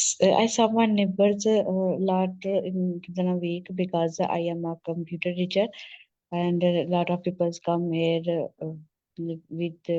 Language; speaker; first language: English; non-native, learner; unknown